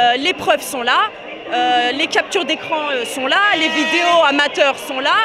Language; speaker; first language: French; native; French